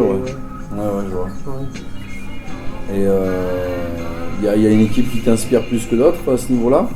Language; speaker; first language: French; native; French